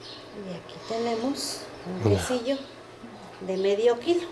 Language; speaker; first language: Spanish; native; Spanish